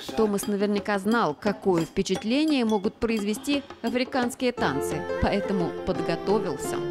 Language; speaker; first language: Russian; native; Russian